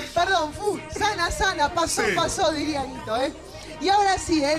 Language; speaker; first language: Spanish; native; Spanish